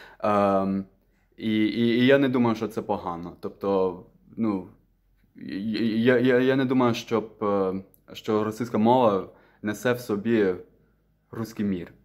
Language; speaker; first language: Ukrainian; non-native, fluent; Dutch